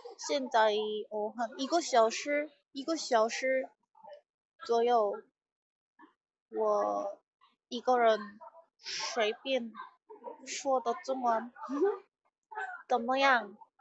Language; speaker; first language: Chinese; non-native, learner; Korean